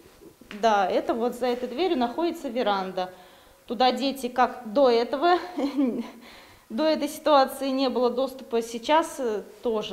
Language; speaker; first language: Russian; native; Russian